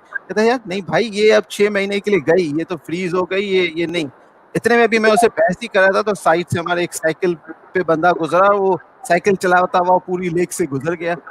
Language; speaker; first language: Urdu; non-native, local second language; Sindhi